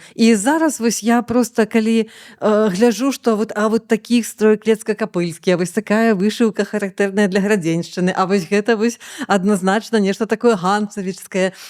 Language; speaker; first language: Belarusian; native; Belarusian